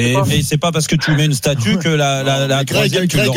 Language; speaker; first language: French; native; French